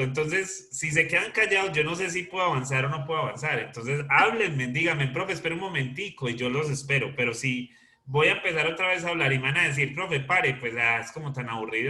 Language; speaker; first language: Spanish; native; Spanish